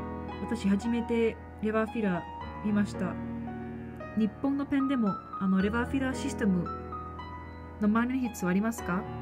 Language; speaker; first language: Japanese; non-native, fluent; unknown